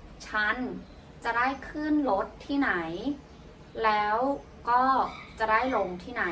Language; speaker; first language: Thai; non-native, fluent; Burmese